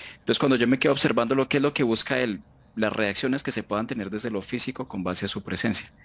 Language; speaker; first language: Spanish; native; Spanish